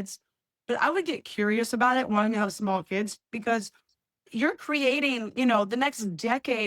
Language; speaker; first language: English; native; English